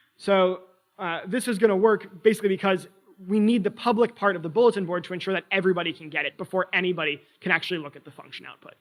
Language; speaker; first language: English; native; English